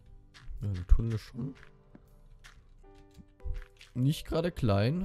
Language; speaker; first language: German; native; German